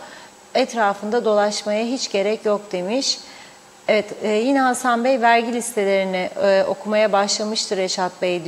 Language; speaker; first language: Turkish; native; Turkish